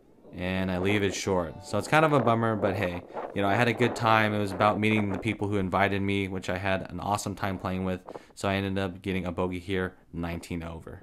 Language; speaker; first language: English; native; English